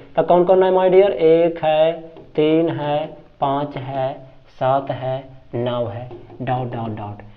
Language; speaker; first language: Hindi; native; Hindi